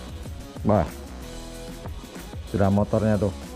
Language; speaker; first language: Indonesian; native; Indonesian